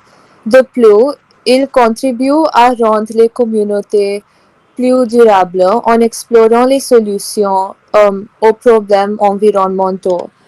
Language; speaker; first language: French; non-native, learner; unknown